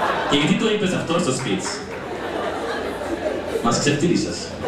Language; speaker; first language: Greek; early bilingual, other home language; English